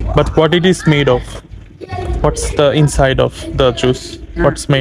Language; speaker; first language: English; non-native, learner; Bangla